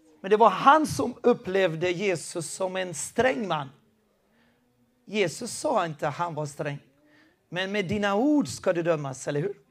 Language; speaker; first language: Swedish; non-native, fluent; Spanish